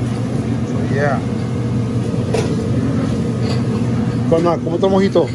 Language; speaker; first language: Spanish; early bilingual, heritage; English